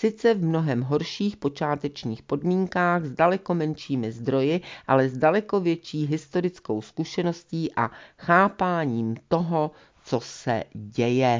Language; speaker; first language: Czech; native; Czech